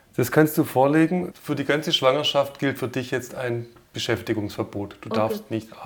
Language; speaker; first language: German; native; German